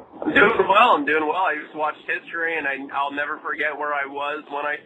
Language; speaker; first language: English; native; English